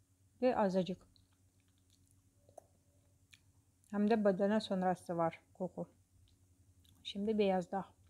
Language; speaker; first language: Turkish; non-native, learner; Russian